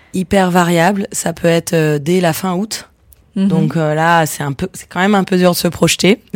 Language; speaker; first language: French; early bilingual, heritage; Spanish